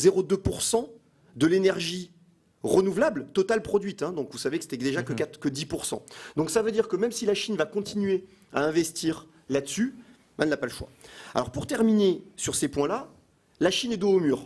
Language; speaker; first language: French; native; French